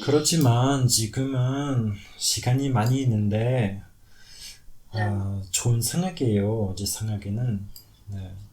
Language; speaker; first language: Korean; non-native, learner; French